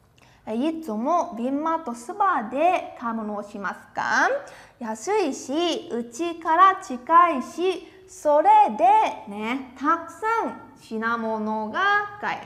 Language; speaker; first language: Japanese; non-native, fluent; Vietnamese